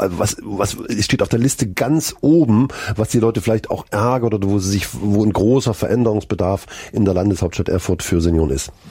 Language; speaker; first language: German; native; German